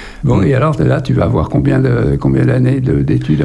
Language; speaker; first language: French; native; French